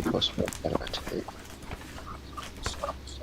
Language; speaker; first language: English; native; English